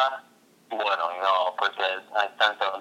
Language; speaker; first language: Spanish; non-native, fluent; English